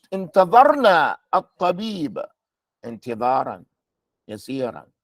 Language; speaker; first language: Arabic; non-native, fluent; English